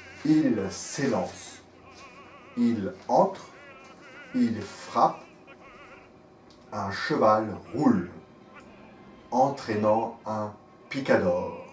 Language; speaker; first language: French; native; French